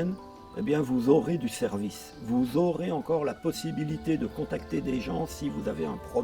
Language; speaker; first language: French; native; French